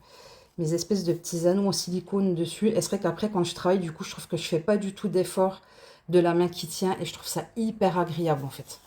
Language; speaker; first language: French; native; French